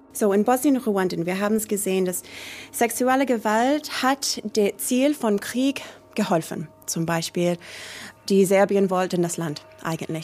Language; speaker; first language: German; non-native, learner; English